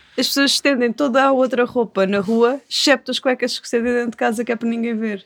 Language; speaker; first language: Portuguese; native; Portuguese